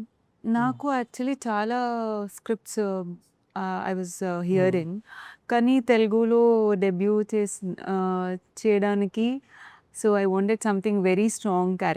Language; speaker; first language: Telugu; non-native, learner; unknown